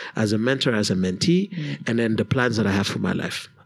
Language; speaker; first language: English; non-native, local second language; Kinyarwanda